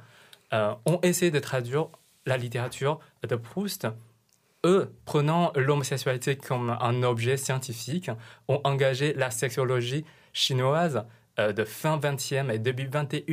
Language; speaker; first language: French; non-native, fluent; Chinese